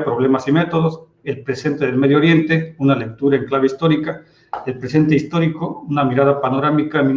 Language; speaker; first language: Spanish; native; Spanish